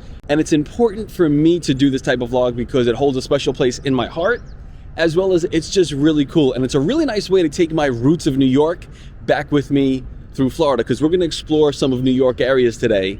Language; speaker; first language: English; native; English